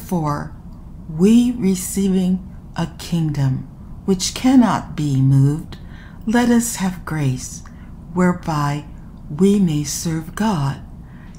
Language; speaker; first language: English; native; English